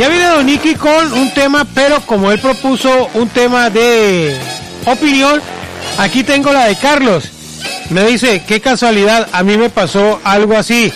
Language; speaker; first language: Spanish; native; Spanish